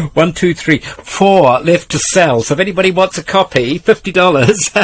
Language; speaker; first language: English; native; English